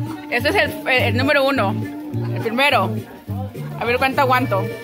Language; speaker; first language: Spanish; early bilingual, heritage; Spanish